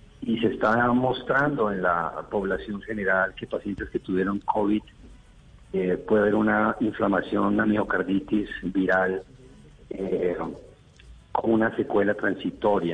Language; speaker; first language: Spanish; native; Spanish